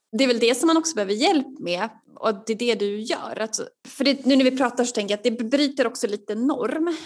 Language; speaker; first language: Swedish; native; Swedish